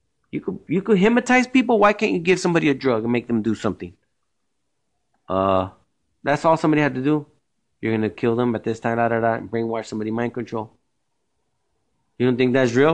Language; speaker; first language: English; early bilingual, other home language; Spanish